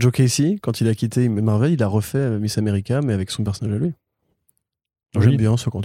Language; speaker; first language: French; native; French